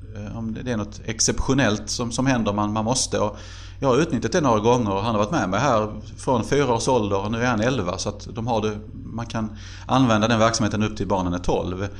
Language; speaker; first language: Swedish; native; Swedish